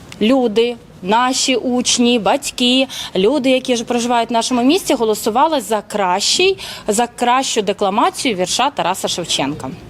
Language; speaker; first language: Ukrainian; native; Ukrainian